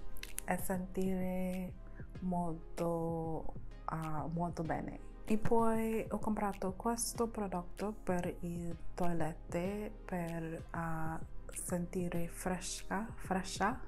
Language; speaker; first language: Italian; non-native, learner; English